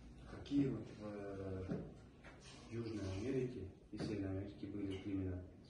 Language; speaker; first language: Russian; non-native, local second language; Uzbek